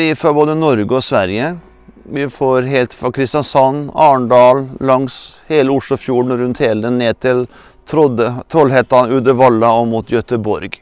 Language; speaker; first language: Swedish; non-native, fluent; Norwegian